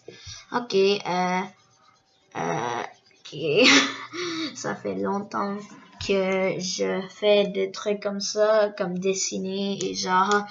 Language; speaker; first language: French; early bilingual, other home language; Korean